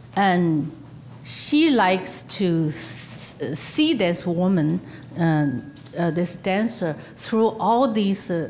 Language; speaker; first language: English; non-native, fluent; Chinese